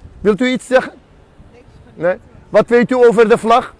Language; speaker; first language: Dutch; non-native, fluent; Azerbaijani